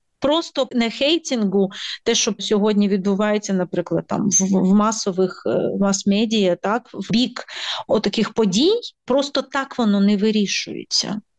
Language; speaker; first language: Ukrainian; native; Ukrainian